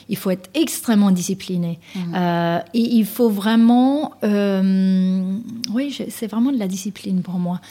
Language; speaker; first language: French; non-native, fluent; Danish